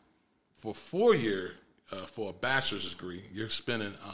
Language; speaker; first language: English; native; English